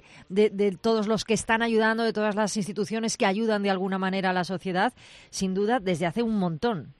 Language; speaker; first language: Spanish; native; Spanish